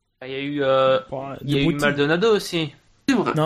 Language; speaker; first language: French; native; French